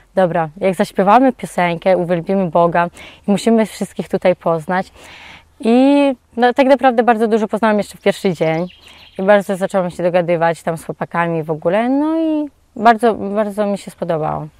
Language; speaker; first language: Polish; early bilingual, other home language; Ukrainian